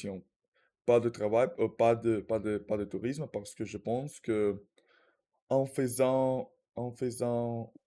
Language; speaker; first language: French; non-native, learner; Russian